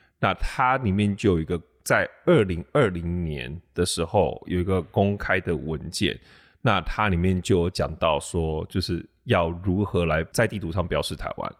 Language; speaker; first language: Chinese; native; Chinese